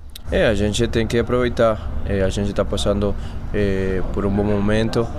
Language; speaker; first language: Portuguese; non-native, fluent; Spanish